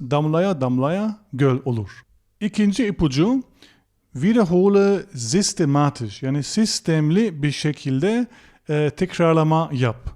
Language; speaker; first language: Turkish; non-native, fluent; German